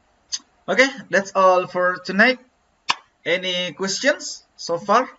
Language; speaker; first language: English; non-native, learner; Indonesian